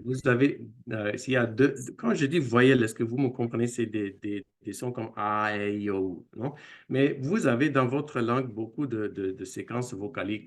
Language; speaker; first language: French; non-native, fluent; English